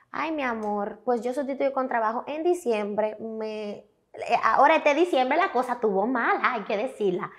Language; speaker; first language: Spanish; native; Spanish